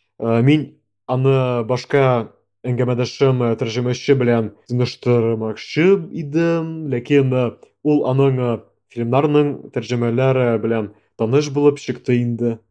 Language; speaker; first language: Tatar; non-native, local second language; Russian